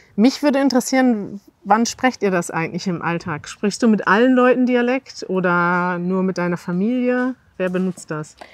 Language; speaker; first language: German; native; German